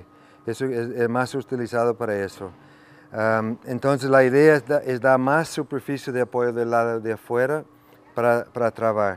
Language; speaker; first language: Spanish; non-native, fluent; English